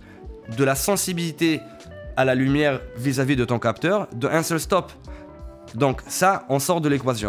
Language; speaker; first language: French; native; French